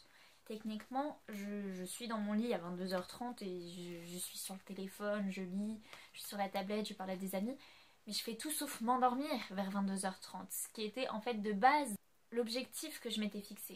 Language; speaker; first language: French; native; French